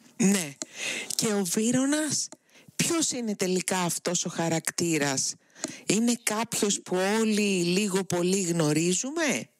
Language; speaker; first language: Greek; native; Greek